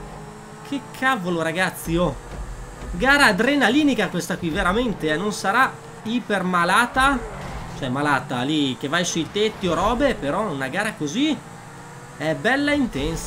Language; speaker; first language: Italian; native; Italian